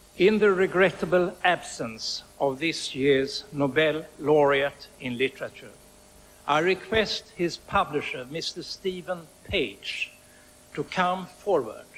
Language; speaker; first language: English; non-native, fluent; Swedish